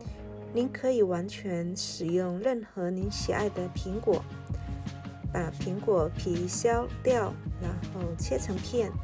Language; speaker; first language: Chinese; native; Chinese